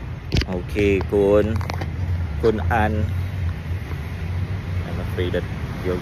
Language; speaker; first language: English; non-native, local second language; Filipino